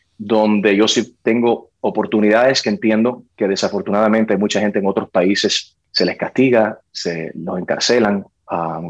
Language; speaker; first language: Spanish; early bilingual, heritage; Spanish